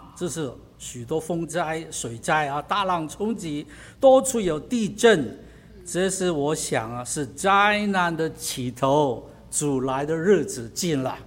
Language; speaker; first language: Chinese; native; Chinese